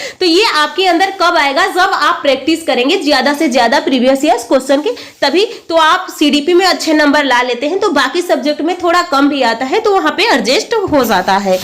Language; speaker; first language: Hindi; native; Hindi